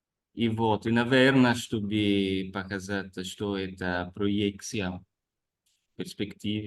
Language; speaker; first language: Russian; non-native, fluent; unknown